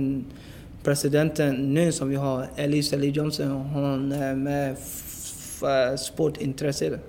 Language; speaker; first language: Swedish; non-native, fluent; English